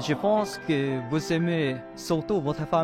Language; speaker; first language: French; non-native, learner; Filipino